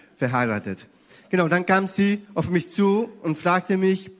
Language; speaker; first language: German; non-native, fluent; Spanish